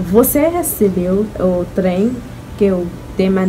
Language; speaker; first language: Portuguese; non-native, learner; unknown